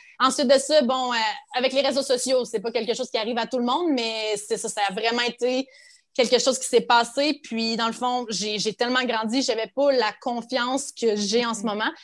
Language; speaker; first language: French; native; French